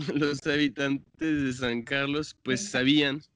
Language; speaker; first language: Spanish; non-native, fluent; French